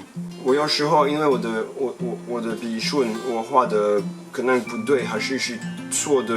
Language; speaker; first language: Chinese; non-native, fluent; French